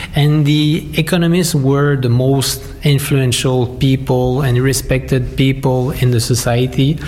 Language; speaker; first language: English; non-native, fluent; French